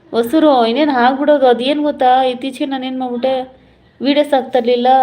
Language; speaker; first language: Kannada; non-native, local second language; Malayalam